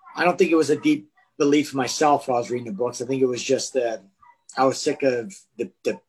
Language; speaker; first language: English; native; English